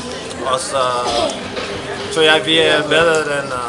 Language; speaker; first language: Danish; non-native, learner; English